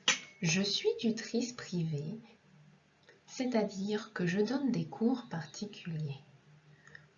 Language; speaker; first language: French; non-native, fluent; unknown